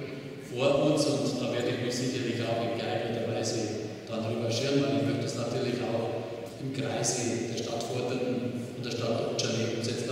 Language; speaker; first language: German; native; German